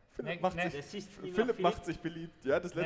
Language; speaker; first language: German; native; German